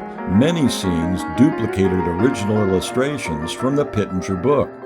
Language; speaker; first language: English; native; English